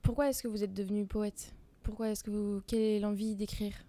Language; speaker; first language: French; native; French